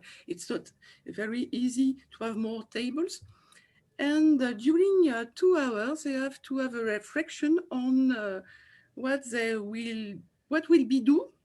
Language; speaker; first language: English; non-native, fluent; French